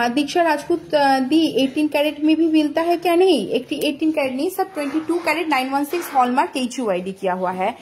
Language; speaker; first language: Hindi; non-native, local second language; Bangla